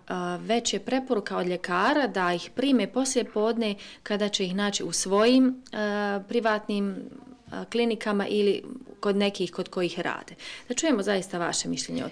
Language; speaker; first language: Serbian; native; Serbian